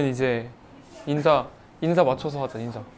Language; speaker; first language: Korean; native; Korean